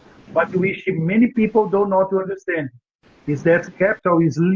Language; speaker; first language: English; non-native, learner; Portuguese